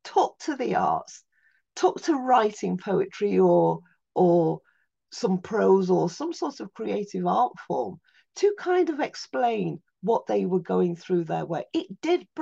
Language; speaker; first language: English; native; English